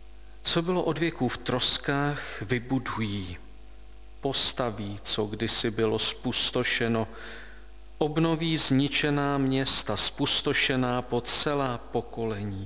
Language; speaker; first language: Czech; native; Czech